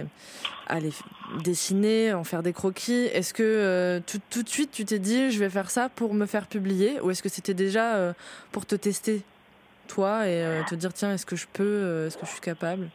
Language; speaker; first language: French; native; French